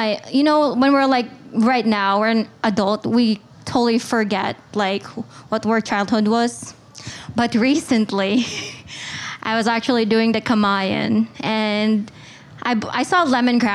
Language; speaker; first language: English; non-native, local second language; Filipino